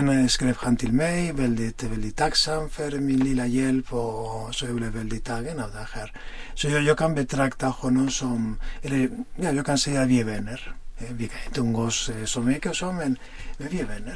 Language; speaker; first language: Swedish; non-native, fluent; Spanish